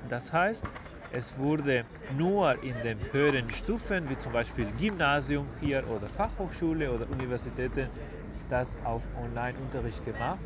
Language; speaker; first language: German; non-native, fluent; Spanish